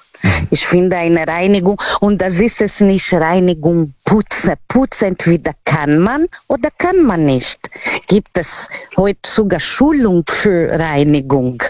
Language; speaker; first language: German; non-native, learner; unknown